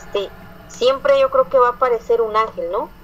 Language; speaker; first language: Spanish; native; Spanish